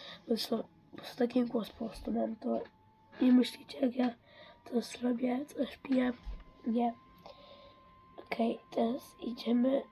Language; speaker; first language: Polish; early bilingual, heritage; Dutch